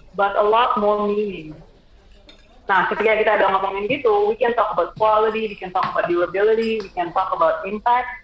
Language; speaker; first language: Indonesian; native; Indonesian